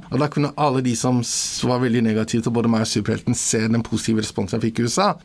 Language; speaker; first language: Norwegian; early bilingual, other home language; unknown